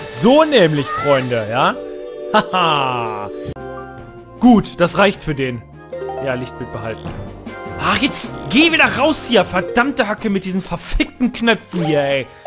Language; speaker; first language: German; native; German